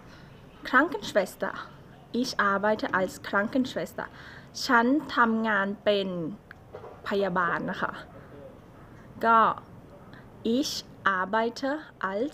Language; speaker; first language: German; non-native, learner; Thai